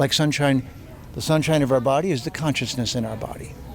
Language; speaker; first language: English; native; English